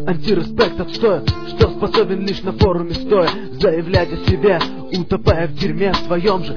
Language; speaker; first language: Russian; native; Russian